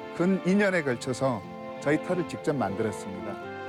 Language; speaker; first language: Korean; native; Korean